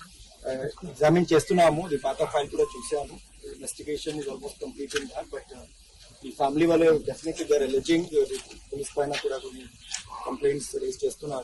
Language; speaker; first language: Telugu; non-native, local second language; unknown